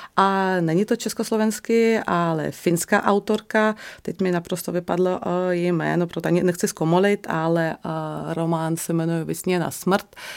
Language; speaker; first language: Czech; non-native, fluent; Russian